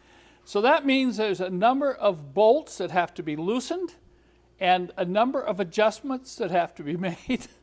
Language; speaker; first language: English; native; English